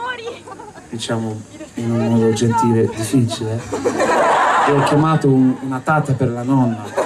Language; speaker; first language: Italian; non-native, fluent; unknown